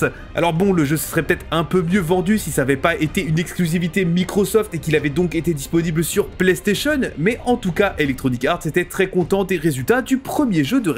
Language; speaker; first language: French; native; French